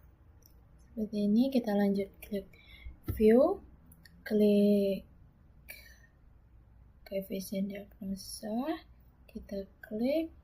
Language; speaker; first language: Indonesian; native; Indonesian